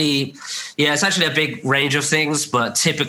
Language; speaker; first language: English; non-native, local second language; Cantonese